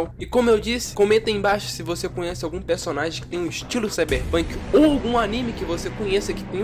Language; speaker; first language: Portuguese; native; Portuguese